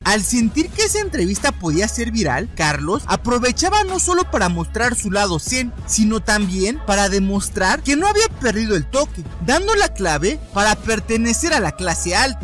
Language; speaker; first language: Spanish; native; Spanish